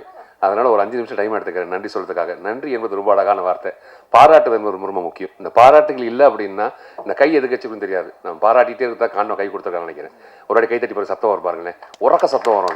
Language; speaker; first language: Tamil; native; Tamil